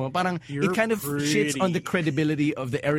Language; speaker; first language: English; non-native, local second language; Filipino